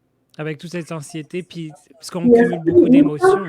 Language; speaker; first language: French; native; French